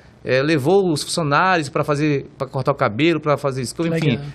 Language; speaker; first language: Portuguese; native; Portuguese